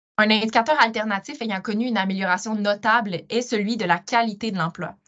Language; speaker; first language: French; native; French